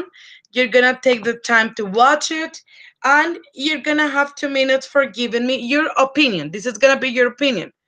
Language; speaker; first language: English; non-native, fluent; Spanish